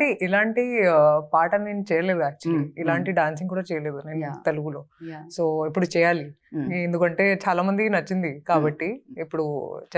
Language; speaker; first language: Telugu; non-native, fluent; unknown